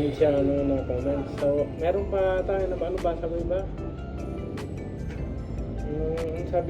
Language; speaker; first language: Filipino; non-native, learner; Punjabi